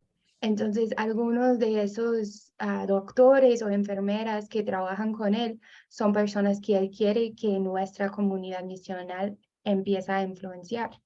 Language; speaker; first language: Spanish; non-native, fluent; English